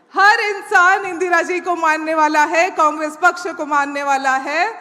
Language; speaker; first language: Hindi; non-native, local second language; Marathi